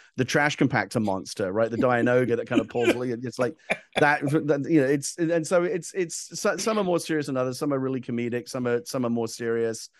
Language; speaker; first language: English; native; English